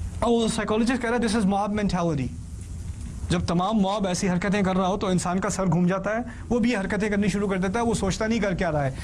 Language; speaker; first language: Urdu; early bilingual, heritage; Urdu